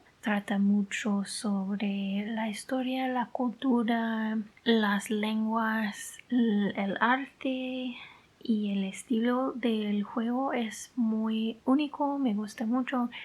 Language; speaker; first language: Spanish; non-native, fluent; English